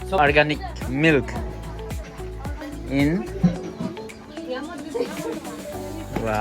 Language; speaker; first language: English; non-native, local second language; Nepali